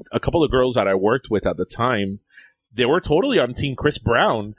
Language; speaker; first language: English; early bilingual, other home language; Spanish